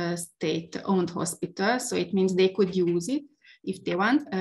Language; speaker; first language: English; non-native, fluent; Hungarian